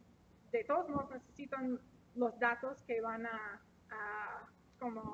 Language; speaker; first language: Spanish; non-native, fluent; English